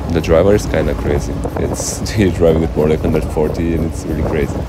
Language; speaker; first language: English; non-native, fluent; Bulgarian